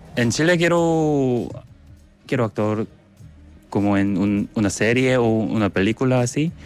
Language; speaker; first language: Spanish; non-native, learner; Korean